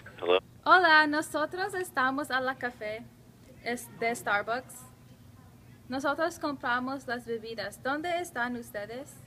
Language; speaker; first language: Spanish; non-native, learner; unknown